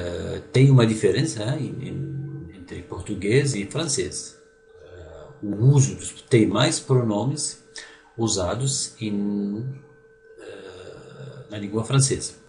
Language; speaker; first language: Portuguese; non-native, fluent; French